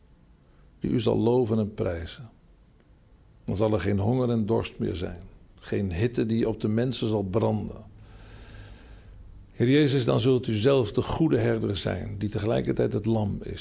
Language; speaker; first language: Dutch; native; Dutch